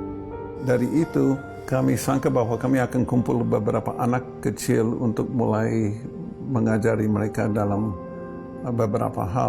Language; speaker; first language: Indonesian; non-native, fluent; English